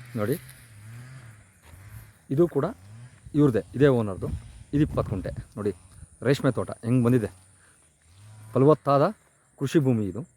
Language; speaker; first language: Kannada; native; Kannada